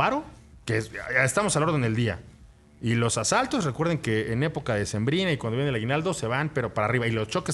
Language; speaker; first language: Spanish; native; Spanish